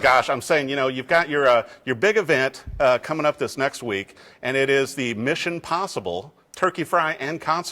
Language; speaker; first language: English; native; English